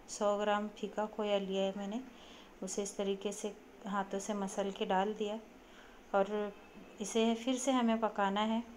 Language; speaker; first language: Hindi; native; Hindi